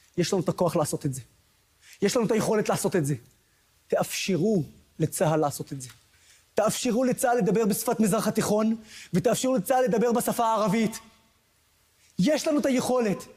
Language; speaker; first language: Hebrew; non-native, local second language; Arabic